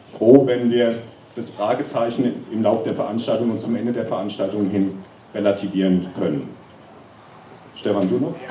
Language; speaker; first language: German; native; German